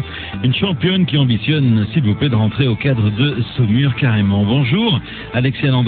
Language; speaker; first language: French; native; French